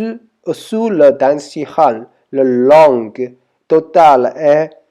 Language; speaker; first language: French; non-native, learner; Chinese